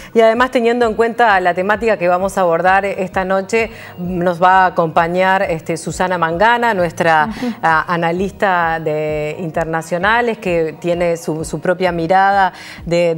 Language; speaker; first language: Spanish; native; Spanish